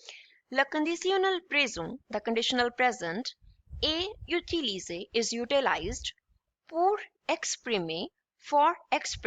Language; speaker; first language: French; non-native, fluent; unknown